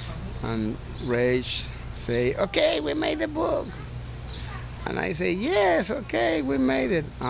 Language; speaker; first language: English; non-native, learner; Spanish